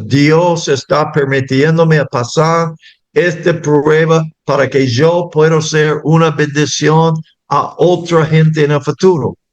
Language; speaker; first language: Spanish; non-native, fluent; English